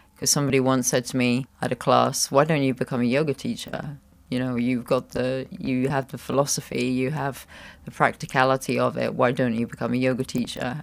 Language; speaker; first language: English; native; English